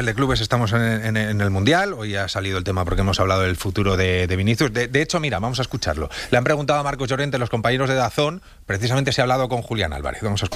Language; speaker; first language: Spanish; native; Spanish